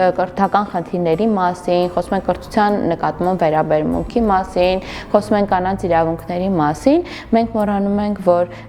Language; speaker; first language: Armenian; non-native, local second language; Kurdish